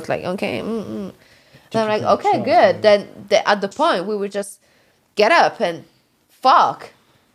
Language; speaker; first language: English; non-native, fluent; French